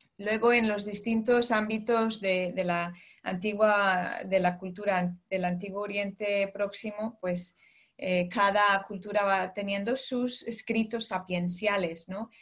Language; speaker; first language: Spanish; early bilingual, heritage; Spanish